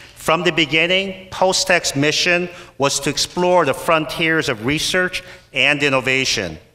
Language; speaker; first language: English; native; English